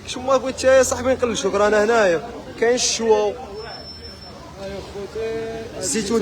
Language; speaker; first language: Arabic; native; Arabic